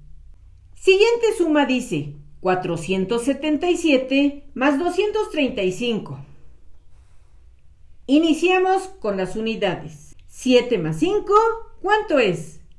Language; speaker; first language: Spanish; native; Spanish